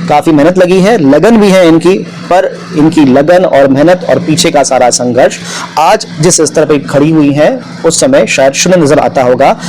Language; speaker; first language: Hindi; native; Hindi